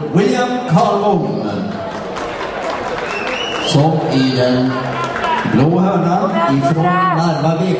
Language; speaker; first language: Swedish; native; Swedish